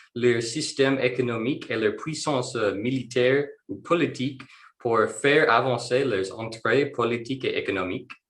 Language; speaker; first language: French; non-native, learner; English